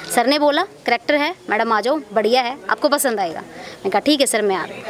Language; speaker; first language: Hindi; native; Hindi